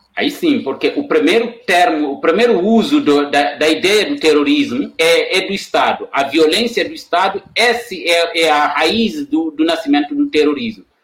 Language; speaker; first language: Portuguese; non-native, fluent; Wolof